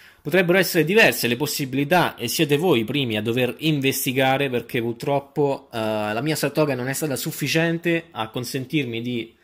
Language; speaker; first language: Italian; native; Italian